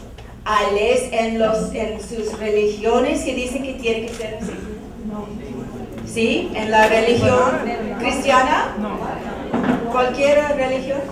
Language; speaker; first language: Spanish; non-native, learner; English